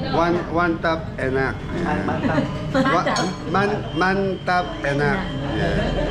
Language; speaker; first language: Indonesian; non-native, learner; Filipino